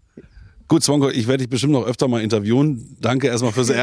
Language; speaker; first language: German; native; German